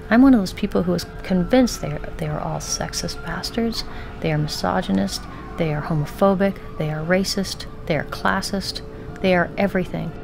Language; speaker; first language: English; native; English